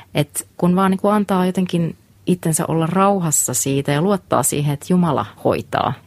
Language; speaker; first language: Finnish; native; Finnish